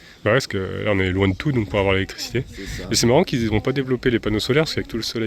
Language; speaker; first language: French; native; French